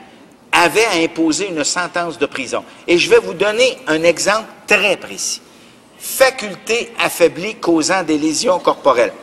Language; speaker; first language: French; native; French